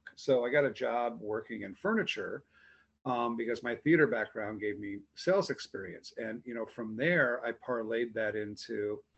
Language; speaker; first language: English; native; English